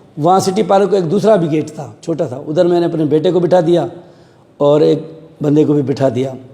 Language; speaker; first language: Urdu; non-native, local second language; Sindhi